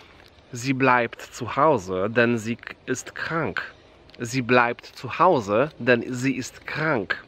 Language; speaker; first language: German; non-native, fluent; Polish